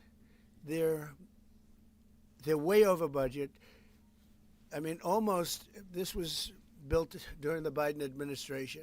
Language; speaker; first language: English; native; English